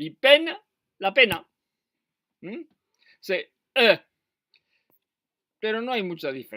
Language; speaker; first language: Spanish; non-native, fluent; French